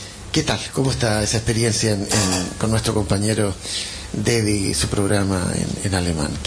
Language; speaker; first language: Spanish; native; Spanish